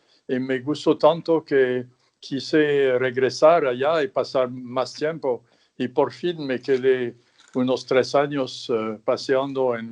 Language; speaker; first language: Spanish; non-native, fluent; French